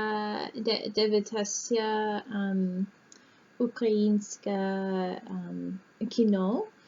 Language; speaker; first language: Ukrainian; non-native, learner; English